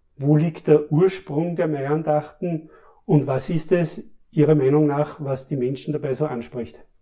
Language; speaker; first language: German; native; German